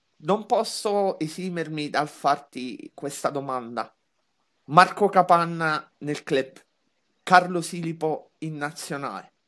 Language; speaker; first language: Italian; native; Italian